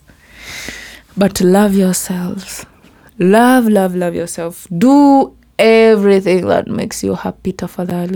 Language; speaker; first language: English; non-native, local second language; Meru